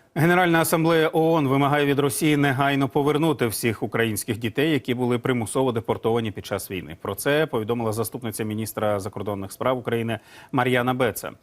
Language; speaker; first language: Ukrainian; native; Ukrainian